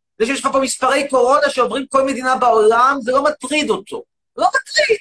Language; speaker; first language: Hebrew; native; Hebrew